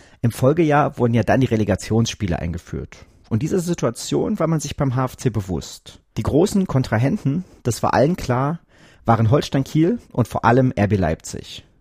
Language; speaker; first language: German; native; German